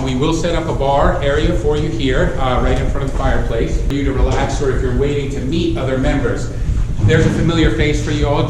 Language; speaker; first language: English; native; English